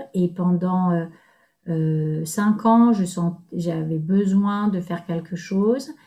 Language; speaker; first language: French; native; French